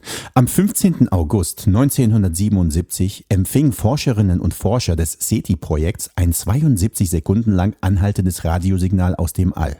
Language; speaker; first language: German; native; German